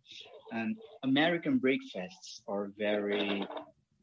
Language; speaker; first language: English; non-native, fluent; Portuguese